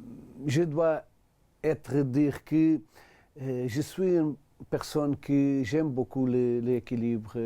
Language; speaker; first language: French; non-native, learner; Portuguese